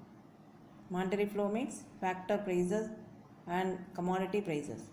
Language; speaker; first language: English; non-native, local second language; Tamil